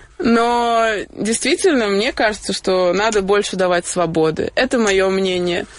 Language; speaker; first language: Russian; early bilingual, heritage; Russian